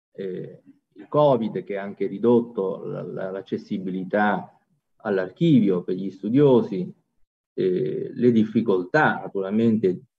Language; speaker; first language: Italian; native; Italian